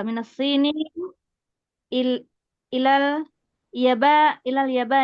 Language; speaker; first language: Arabic; non-native, learner; Indonesian